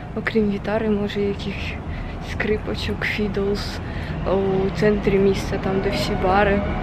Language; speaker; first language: Ukrainian; non-native, local second language; Russian